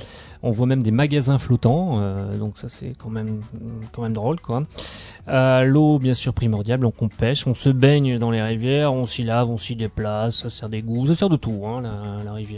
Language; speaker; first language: French; native; French